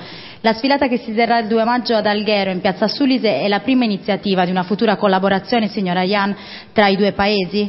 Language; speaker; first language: Italian; native; Italian